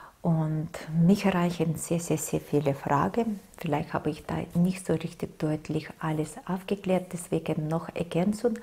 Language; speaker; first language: German; non-native, fluent; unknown